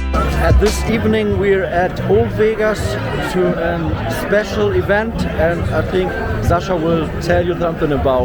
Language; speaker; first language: English; non-native, learner; German